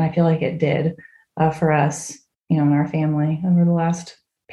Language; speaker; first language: English; native; English